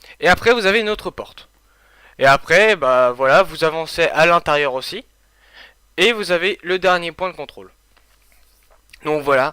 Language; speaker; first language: French; native; French